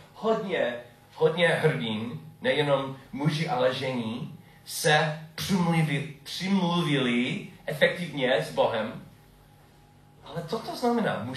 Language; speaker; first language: Czech; non-native, fluent; English